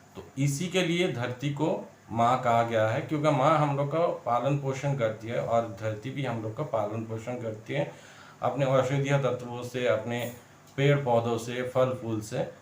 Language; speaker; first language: Hindi; non-native, local second language; Bangla